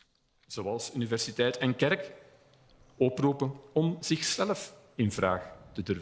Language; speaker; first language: Dutch; native; Dutch